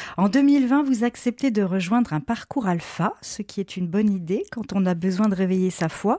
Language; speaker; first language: French; native; French